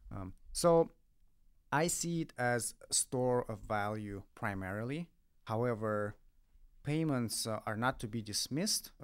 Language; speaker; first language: English; non-native, fluent; Russian